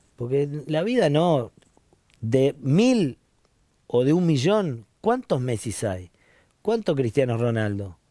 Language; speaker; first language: Spanish; native; Spanish